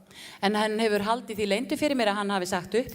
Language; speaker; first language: Icelandic; native; Icelandic